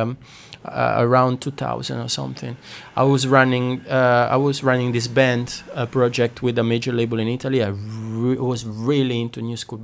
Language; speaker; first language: English; non-native, fluent; Italian